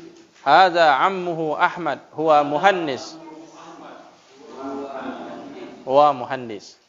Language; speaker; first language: Arabic; non-native, fluent; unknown